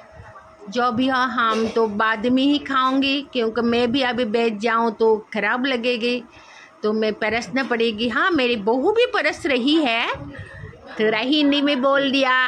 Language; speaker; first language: Hindi; non-native, local second language; Assamese